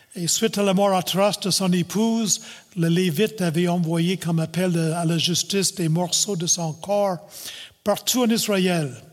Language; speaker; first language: French; non-native, local second language; English